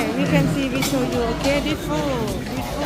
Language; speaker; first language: English; non-native, learner; Thai